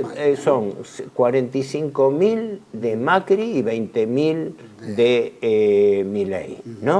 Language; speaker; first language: Spanish; native; Spanish